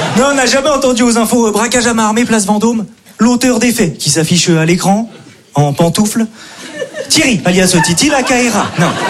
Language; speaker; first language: French; native; French